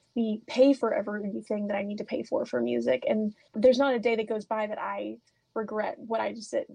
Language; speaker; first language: English; native; English